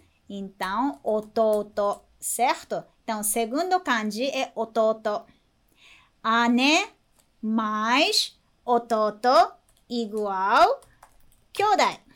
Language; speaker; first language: Portuguese; non-native, fluent; Japanese